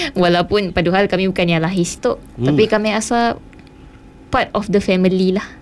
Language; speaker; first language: Malay; non-native, local second language; Tamil